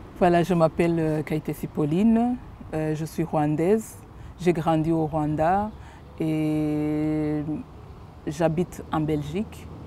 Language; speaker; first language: French; non-native, local second language; Kinyarwanda